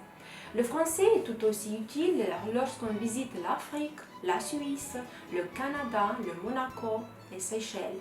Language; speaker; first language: French; non-native, fluent; Romanian